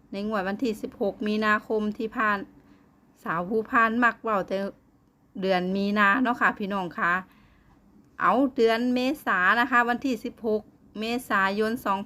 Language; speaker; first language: Thai; native; Thai